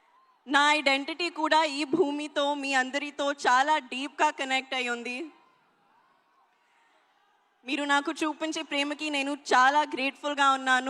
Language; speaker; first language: Telugu; non-native, local second language; Hindi